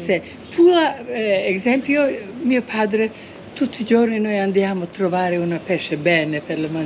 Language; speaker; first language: Italian; non-native, learner; Turkish